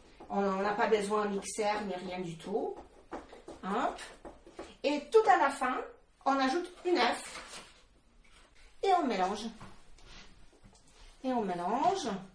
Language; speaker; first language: French; non-native, fluent; Polish